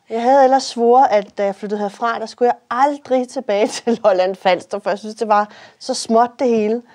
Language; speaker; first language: Danish; native; Danish